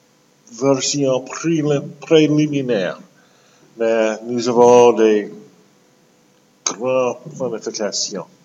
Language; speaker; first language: French; non-native, local second language; English